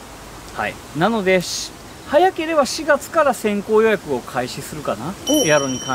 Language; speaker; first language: Japanese; native; Japanese